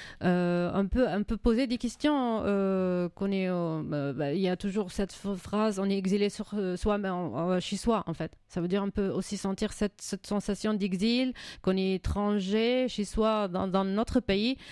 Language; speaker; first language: French; non-native, fluent; Arabic